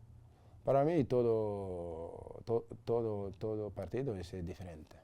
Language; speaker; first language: Spanish; non-native, learner; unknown